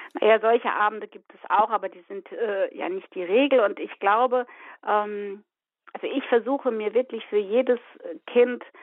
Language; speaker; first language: German; native; German